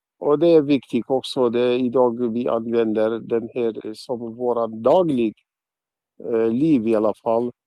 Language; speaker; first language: Swedish; non-native, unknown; Arabic